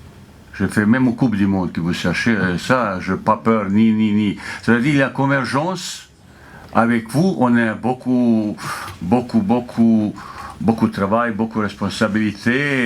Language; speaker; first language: French; non-native, fluent; Bosnian